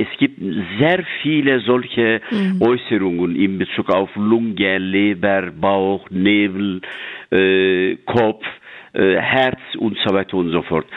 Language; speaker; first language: German; non-native, fluent; Turkish